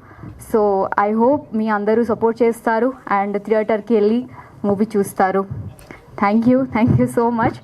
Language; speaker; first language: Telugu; non-native, learner; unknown